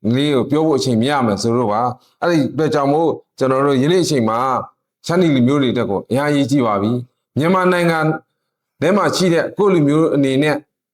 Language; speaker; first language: Burmese; non-native, local second language; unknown